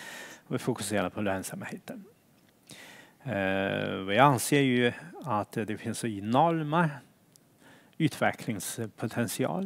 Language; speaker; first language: Swedish; non-native, fluent; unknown